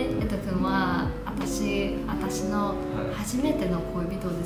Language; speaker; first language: Japanese; non-native, learner; English